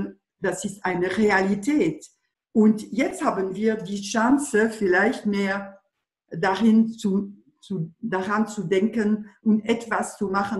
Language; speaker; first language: German; non-native, fluent; French